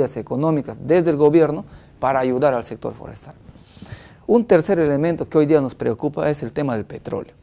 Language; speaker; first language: Spanish; native; Spanish